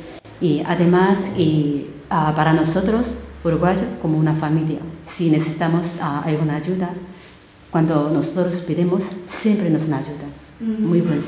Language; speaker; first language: Spanish; non-native, learner; Korean